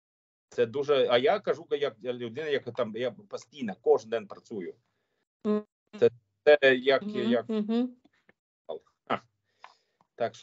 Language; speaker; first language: Ukrainian; non-native, learner; Swedish